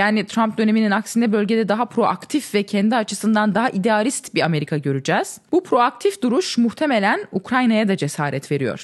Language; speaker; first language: Turkish; native; Turkish